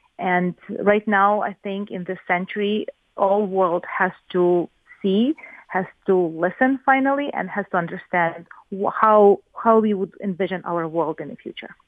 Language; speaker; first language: English; non-native, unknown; Ukrainian